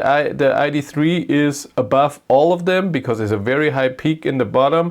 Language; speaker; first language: English; non-native, fluent; German